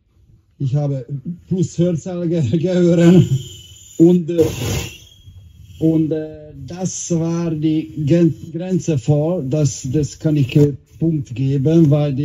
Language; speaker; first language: German; non-native, learner; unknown